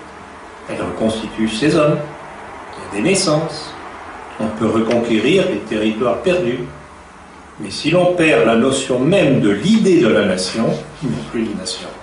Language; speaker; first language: French; native; French